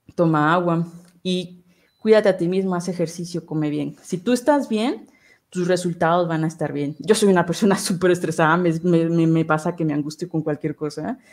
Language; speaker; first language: Spanish; native; Spanish